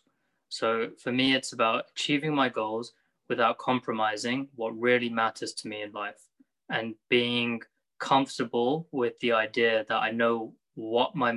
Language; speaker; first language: English; native; English